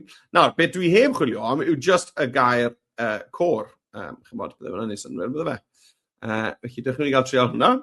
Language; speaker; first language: Welsh; native; Welsh